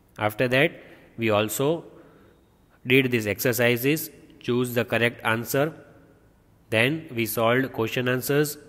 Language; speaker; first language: English; non-native, local second language; Gujarati